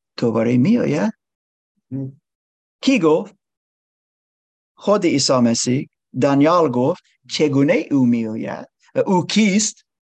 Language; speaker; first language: Persian; non-native, learner; English